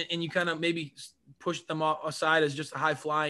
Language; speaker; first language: English; native; English